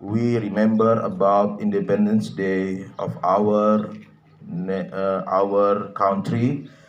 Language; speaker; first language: English; non-native, learner; Indonesian